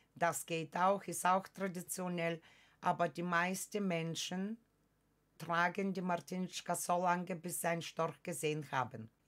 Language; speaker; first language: German; non-native, fluent; Bulgarian